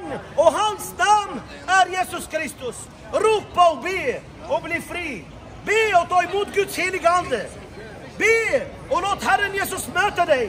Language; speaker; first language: Swedish; non-native, fluent; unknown